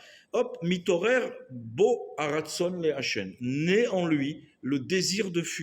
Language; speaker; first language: French; native; French